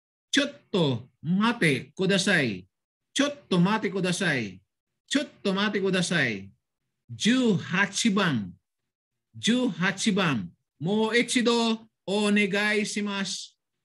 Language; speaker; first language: Japanese; non-native, fluent; Filipino